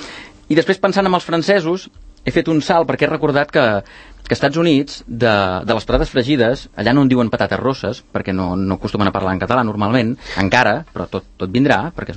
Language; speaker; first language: Catalan; native; Catalan